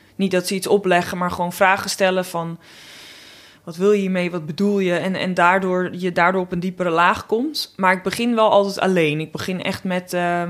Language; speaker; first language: Dutch; native; Dutch